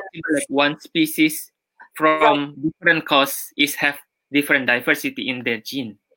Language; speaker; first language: English; non-native, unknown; Indonesian